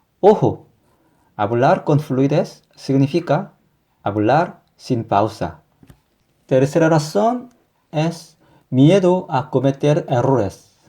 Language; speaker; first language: Spanish; non-native, fluent; Korean